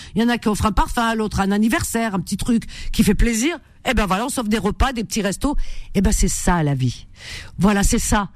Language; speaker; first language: French; native; French